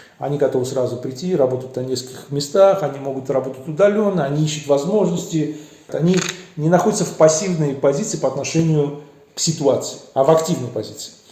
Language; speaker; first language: Russian; early bilingual, other home language; Armenian